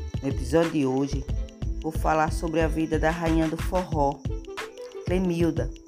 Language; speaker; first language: Portuguese; native; Portuguese